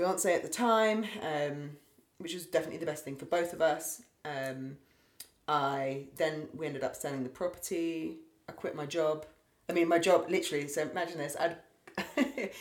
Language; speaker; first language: English; native; English